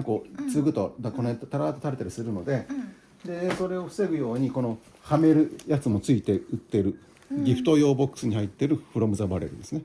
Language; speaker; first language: Japanese; native; Japanese